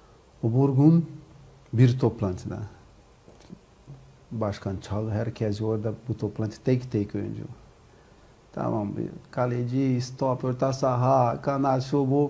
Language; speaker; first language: Turkish; non-native, learner; Portuguese